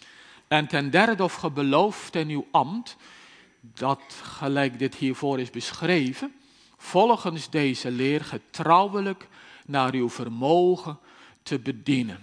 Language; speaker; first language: Dutch; native; Dutch